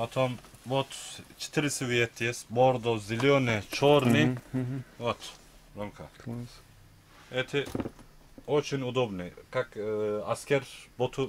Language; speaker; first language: Russian; non-native, learner; Turkish